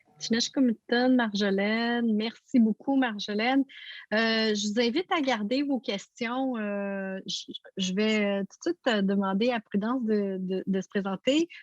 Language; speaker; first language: French; native; French